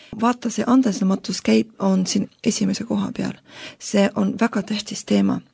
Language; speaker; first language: Estonian; non-native, local second language; Russian